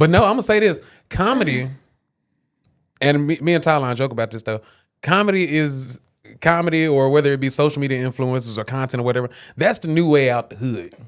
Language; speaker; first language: English; native; English